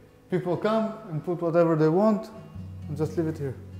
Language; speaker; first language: English; non-native, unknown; Hebrew